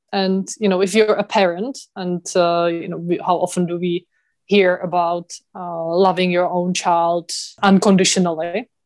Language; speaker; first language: English; non-native, fluent; Czech